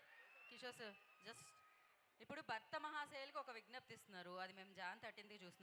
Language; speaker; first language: Telugu; native; Telugu